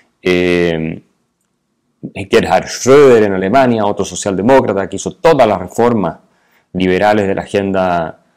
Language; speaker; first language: Spanish; native; Spanish